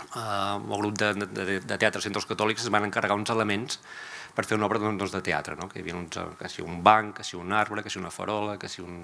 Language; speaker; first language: Catalan; native; Catalan